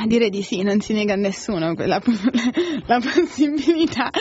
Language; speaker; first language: Italian; native; Italian